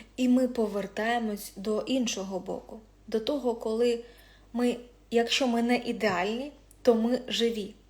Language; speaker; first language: Ukrainian; non-native, local second language; Russian